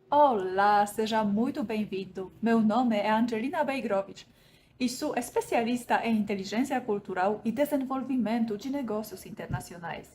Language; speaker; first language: Portuguese; non-native, fluent; Polish